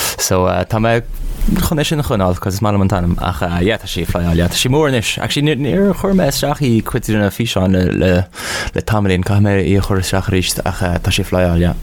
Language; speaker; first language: Irish; non-native, local second language; English